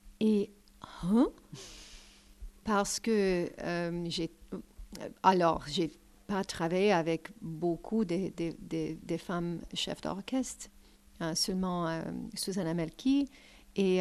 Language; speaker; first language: French; non-native, learner; English